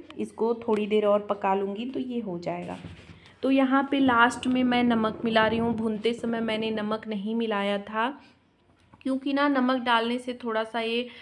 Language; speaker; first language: Hindi; native; Hindi